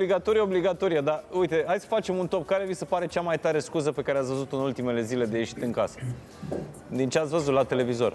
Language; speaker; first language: Romanian; native; Romanian